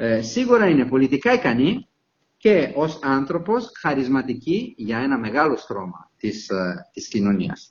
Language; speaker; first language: Greek; non-native, fluent; Italian